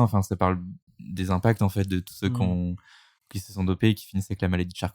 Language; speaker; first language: French; native; French